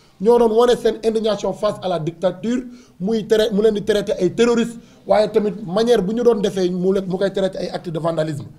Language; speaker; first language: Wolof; native; Wolof